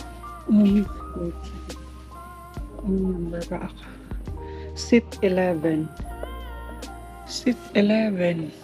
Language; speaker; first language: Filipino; native; Filipino